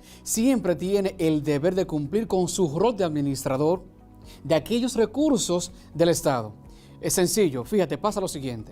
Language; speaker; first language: Spanish; native; Spanish